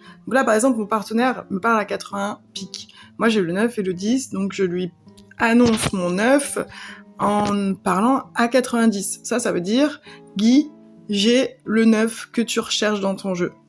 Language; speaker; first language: French; native; French